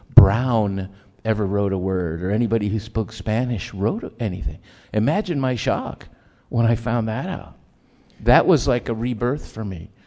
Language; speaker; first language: English; early bilingual, other home language; Spanish